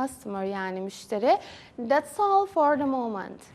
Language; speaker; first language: English; non-native, fluent; Turkish